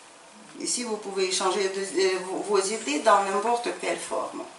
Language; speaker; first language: French; non-native, fluent; Ukrainian